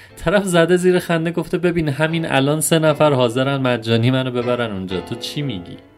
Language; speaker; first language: Persian; native; Persian